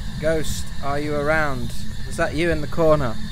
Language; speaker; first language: English; native; English